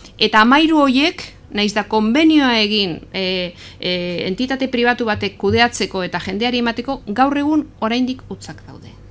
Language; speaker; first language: Basque; non-native, local second language; Spanish